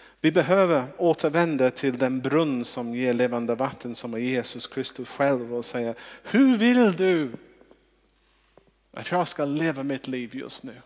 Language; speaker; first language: Swedish; non-native, fluent; English